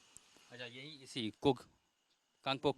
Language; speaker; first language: Hindi; native; Hindi